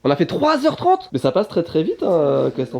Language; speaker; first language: French; native; French